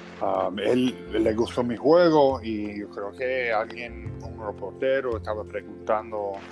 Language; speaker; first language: Spanish; non-native, fluent; English